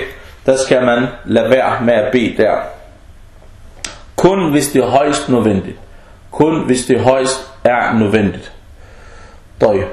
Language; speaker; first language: Danish; non-native, fluent; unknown